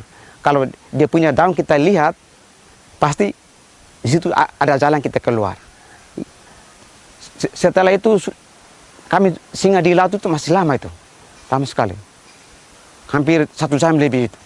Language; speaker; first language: Indonesian; non-native, local second language; Tetum